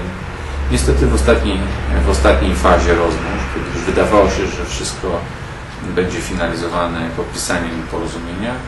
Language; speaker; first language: Polish; native; Polish